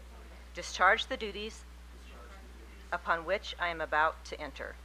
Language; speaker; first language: English; native; English